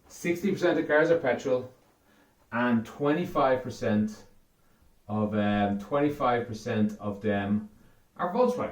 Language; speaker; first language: English; native; English